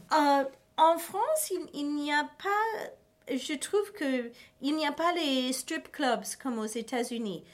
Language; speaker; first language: French; non-native, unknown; English